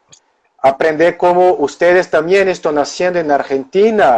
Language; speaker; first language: Spanish; non-native, local second language; Portuguese